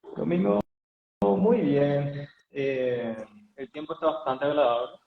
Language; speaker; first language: Spanish; native; Spanish